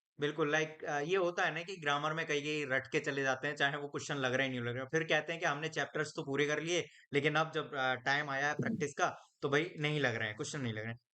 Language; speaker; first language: Hindi; native; Hindi